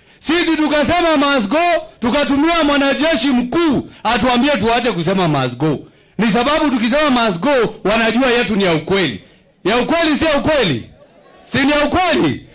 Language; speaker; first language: Swahili; non-native, local second language; Kikuyu